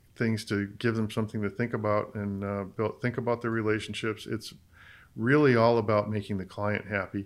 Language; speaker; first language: English; native; English